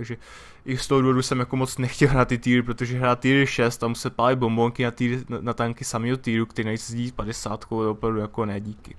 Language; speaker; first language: Czech; native; Czech